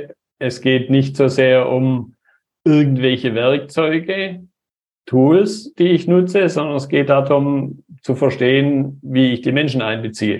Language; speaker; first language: German; native; German